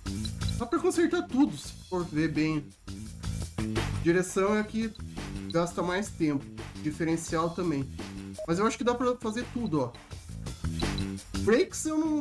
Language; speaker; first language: Portuguese; native; Portuguese